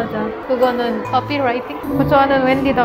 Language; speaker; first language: Korean; non-native, local second language; Indonesian